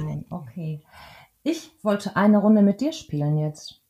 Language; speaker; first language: German; native; German